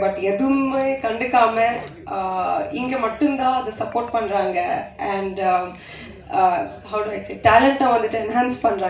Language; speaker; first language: Tamil; non-native, local second language; Kannada